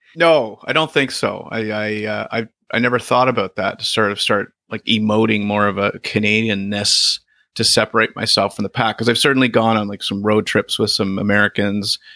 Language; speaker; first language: English; native; English